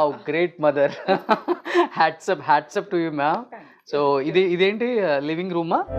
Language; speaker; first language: Telugu; native; Telugu